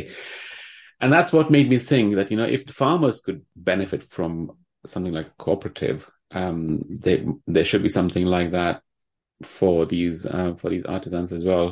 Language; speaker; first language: English; non-native, local second language; Hindi